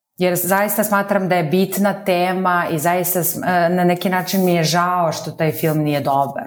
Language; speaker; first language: Serbian; native; Serbian